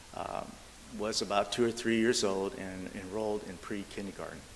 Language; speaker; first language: English; native; English